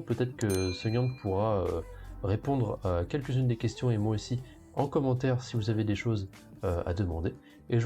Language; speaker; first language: French; native; French